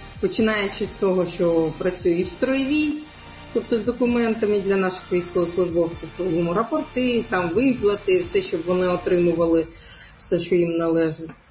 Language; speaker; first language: Ukrainian; non-native, local second language; Crimean Tatar